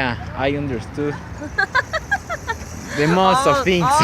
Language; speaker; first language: English; non-native, learner; Spanish